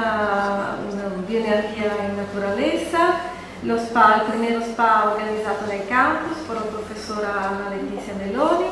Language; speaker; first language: Spanish; non-native, fluent; Italian